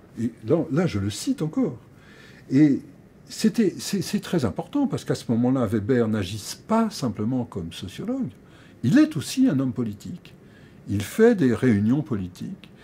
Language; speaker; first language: French; native; French